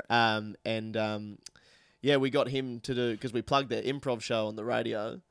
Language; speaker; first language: English; native; English